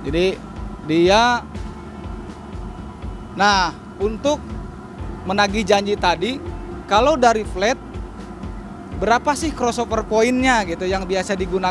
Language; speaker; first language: Indonesian; native; Indonesian